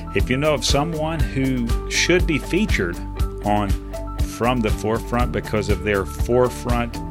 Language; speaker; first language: English; native; English